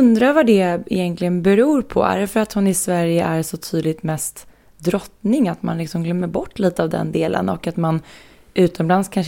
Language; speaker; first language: Swedish; native; Swedish